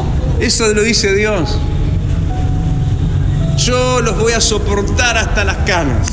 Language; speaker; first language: Spanish; native; Spanish